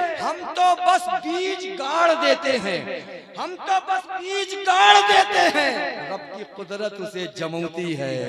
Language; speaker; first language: Hindi; native; Hindi